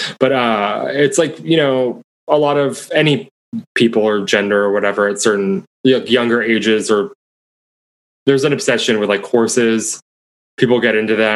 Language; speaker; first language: English; native; English